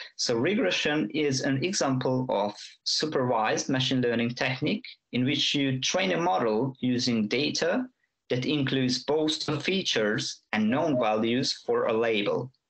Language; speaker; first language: English; non-native, fluent; Hungarian